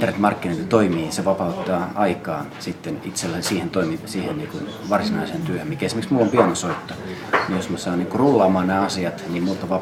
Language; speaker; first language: Finnish; native; Finnish